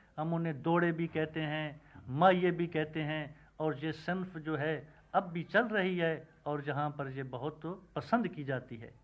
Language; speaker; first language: Urdu; non-native, local second language; Punjabi